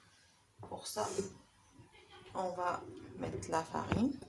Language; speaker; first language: French; non-native, local second language; Arabic